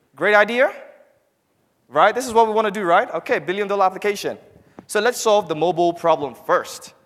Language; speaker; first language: English; non-native, local second language; Hausa